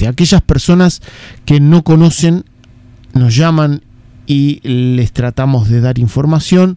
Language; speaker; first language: Spanish; native; Spanish